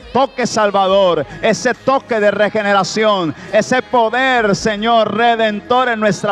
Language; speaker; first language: Spanish; native; Spanish